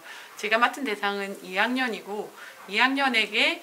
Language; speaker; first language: Korean; native; Korean